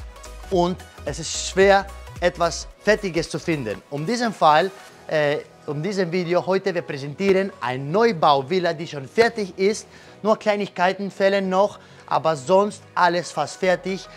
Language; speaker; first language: German; non-native, learner; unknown